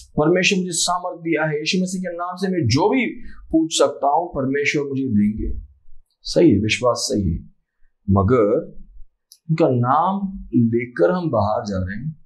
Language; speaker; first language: Hindi; non-native, local second language; Malayalam